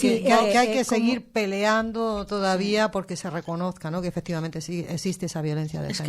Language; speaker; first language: Spanish; native; Spanish